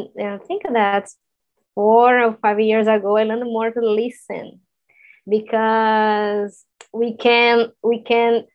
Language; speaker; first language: English; non-native, learner; Portuguese